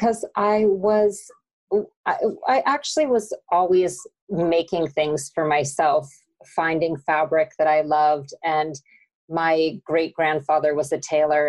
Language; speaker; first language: English; native; English